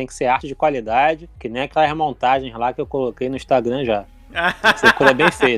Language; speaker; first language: Portuguese; native; Portuguese